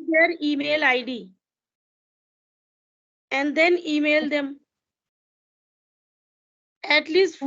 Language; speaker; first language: English; non-native, local second language; Hindi